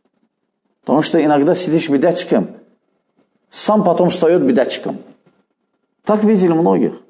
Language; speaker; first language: Russian; non-native, fluent; Azerbaijani